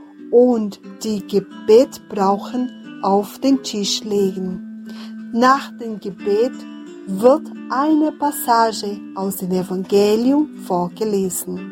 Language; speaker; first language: German; non-native, fluent; Portuguese